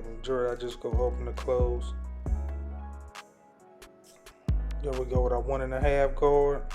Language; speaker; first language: English; native; English